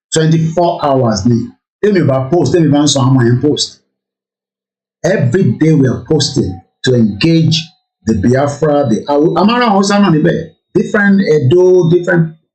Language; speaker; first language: English; non-native, local second language; Yoruba